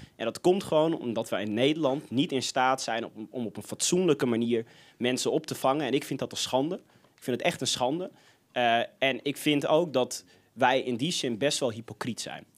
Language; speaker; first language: Dutch; native; Dutch